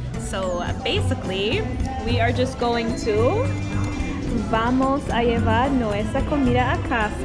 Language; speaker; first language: Spanish; non-native, learner; English